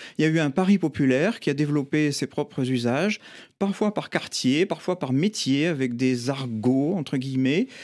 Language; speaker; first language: French; native; French